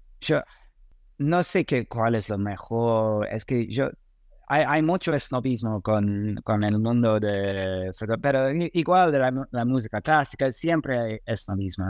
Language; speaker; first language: Spanish; non-native, fluent; English